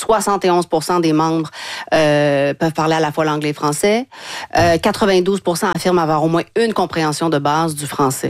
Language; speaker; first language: French; native; French